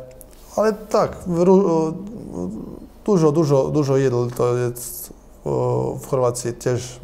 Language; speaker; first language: Polish; non-native, learner; Croatian